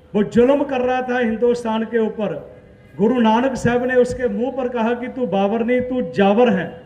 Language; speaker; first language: Hindi; non-native, local second language; Punjabi